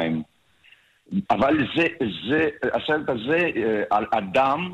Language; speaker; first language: Hebrew; non-native, learner; Russian